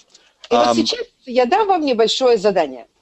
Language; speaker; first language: Russian; native; Russian